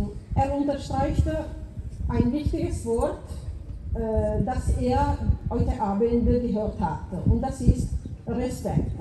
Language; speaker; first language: German; non-native, fluent; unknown